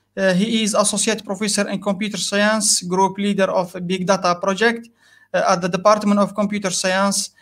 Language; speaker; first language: English; non-native, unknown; Arabic